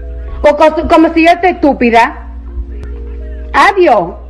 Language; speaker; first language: Spanish; early bilingual, heritage; Spanish